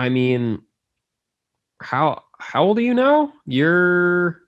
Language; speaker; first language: English; native; English